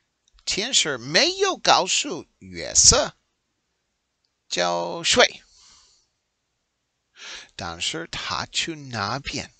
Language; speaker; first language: Chinese; non-native, learner; English